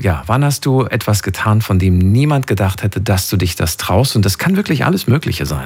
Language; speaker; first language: German; native; German